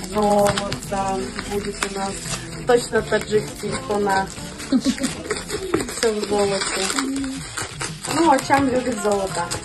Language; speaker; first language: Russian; early bilingual, other home language; Tajik